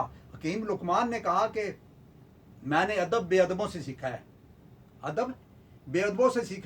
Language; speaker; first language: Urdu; non-native, local second language; Punjabi